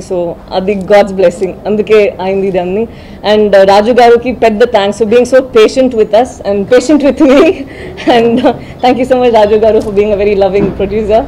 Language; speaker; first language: Telugu; non-native, fluent; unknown